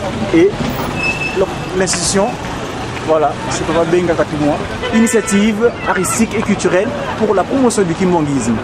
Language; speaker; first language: French; non-native, local second language; Kongo